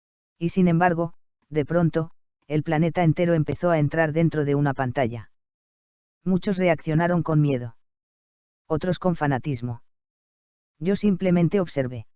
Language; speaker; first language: Spanish; native; Spanish